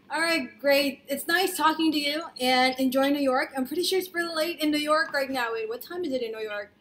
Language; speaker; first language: English; non-native, local second language; Cebuano